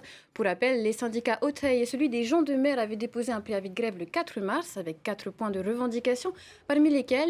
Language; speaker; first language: French; native; French